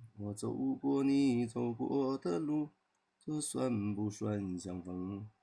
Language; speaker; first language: Chinese; native; Chinese